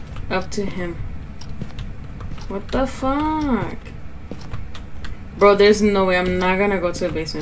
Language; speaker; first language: English; early bilingual, other home language; Spanish